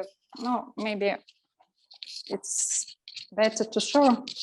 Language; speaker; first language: English; non-native, learner; Russian